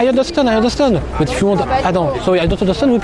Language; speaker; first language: English; non-native, learner; French